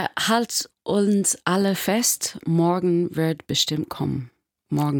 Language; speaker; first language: German; non-native, fluent; English